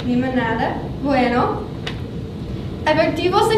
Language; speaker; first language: Spanish; non-native, learner; English